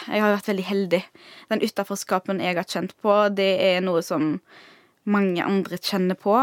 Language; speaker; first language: Norwegian; early bilingual, other home language; Arabic